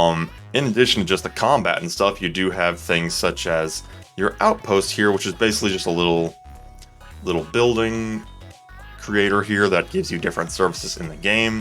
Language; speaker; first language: English; native; English